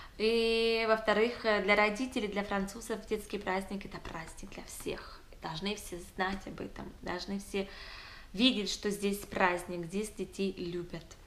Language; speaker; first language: Russian; native; Russian